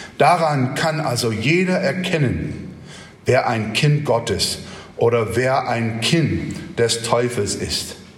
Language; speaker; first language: German; non-native, fluent; English